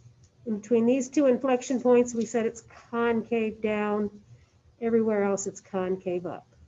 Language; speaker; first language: English; native; English